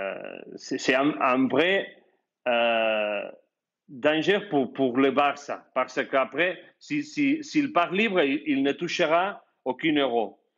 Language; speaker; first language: French; non-native, fluent; Spanish